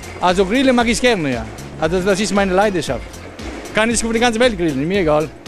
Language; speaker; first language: German; non-native, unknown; Italian